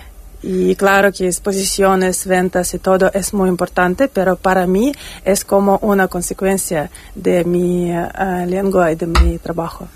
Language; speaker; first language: Spanish; non-native, learner; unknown